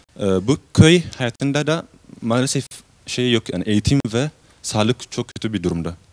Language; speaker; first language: Turkish; non-native, fluent; Oromo